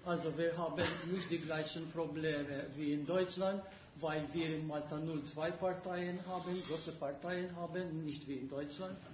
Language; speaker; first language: German; non-native, fluent; Maltese